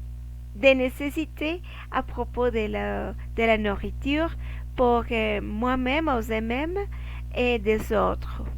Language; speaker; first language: French; non-native, learner; Spanish